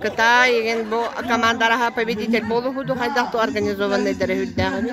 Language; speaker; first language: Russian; non-native, local second language; Yakut